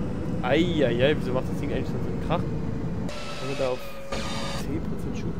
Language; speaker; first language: German; native; German